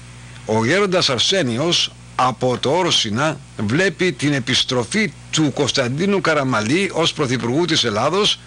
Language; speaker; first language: Greek; native; Greek